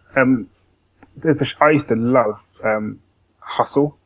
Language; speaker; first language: English; native; English